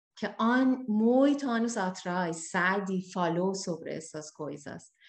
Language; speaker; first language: Portuguese; non-native, learner; Persian